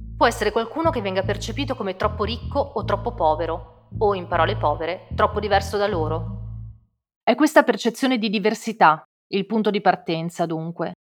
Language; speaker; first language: Italian; native; Italian